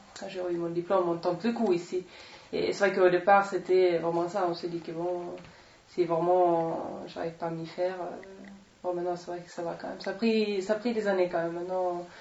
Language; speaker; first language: French; non-native, fluent; Swedish